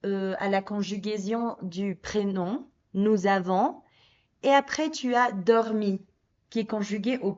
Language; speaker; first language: French; non-native, fluent; Spanish